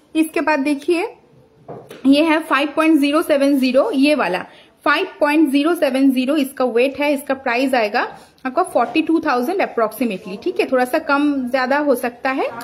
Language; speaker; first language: Hindi; non-native, local second language; Bangla